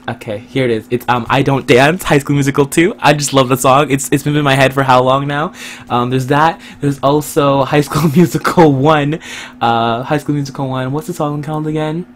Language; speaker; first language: English; native; English